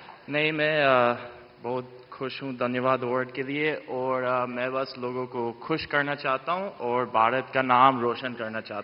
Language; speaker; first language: Hindi; non-native, fluent; English